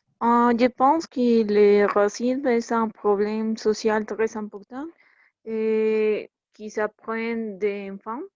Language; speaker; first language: French; non-native, learner; Spanish